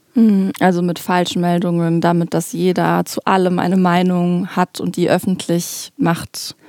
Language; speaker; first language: German; native; German